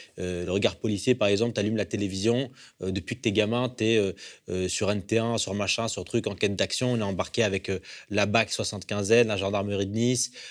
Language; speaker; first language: French; early bilingual, other home language; Arabic